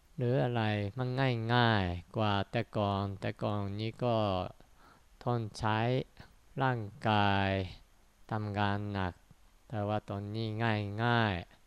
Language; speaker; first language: Thai; non-native, fluent; Japanese